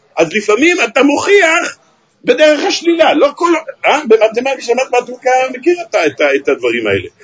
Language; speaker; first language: Hebrew; native; Hebrew